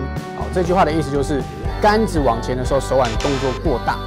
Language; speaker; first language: Chinese; native; Chinese